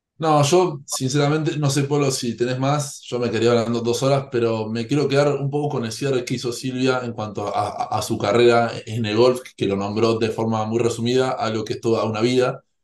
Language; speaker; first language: Spanish; native; Spanish